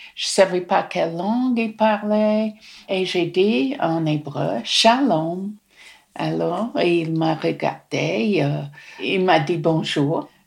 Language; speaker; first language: French; non-native, fluent; English